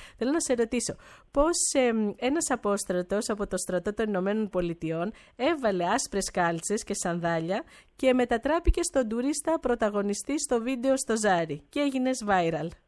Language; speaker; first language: Greek; native; Greek